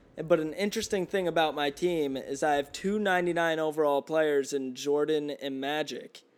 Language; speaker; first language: English; native; English